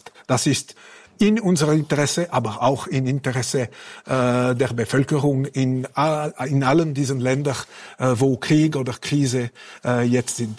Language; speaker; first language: German; non-native, local second language; French